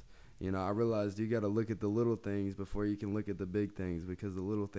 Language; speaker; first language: English; native; English